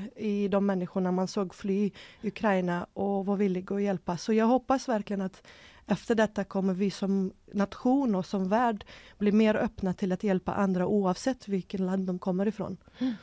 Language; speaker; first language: Swedish; early bilingual, other home language; Ukrainian